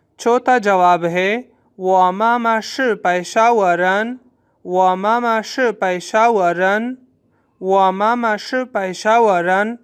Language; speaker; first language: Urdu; non-native, local second language; Pashto